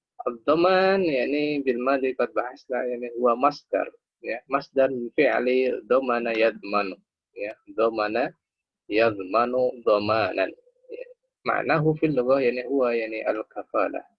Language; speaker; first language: Arabic; non-native, fluent; Indonesian